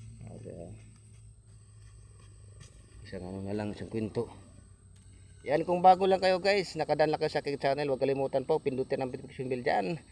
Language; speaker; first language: Filipino; non-native, local second language; Waray